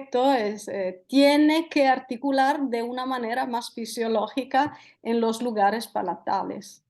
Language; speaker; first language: Spanish; non-native, fluent; Italian